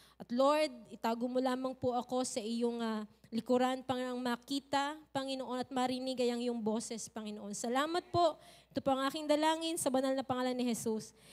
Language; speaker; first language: Filipino; native; Filipino